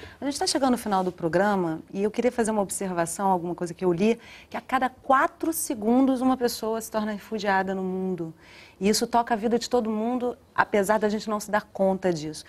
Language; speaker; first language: Portuguese; native; Portuguese